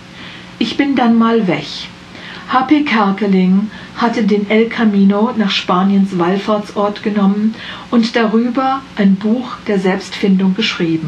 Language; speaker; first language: German; native; German